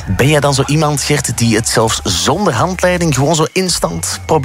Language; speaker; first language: Dutch; native; Dutch